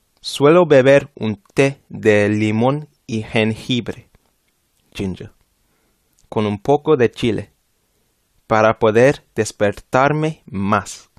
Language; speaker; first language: Spanish; non-native, fluent; English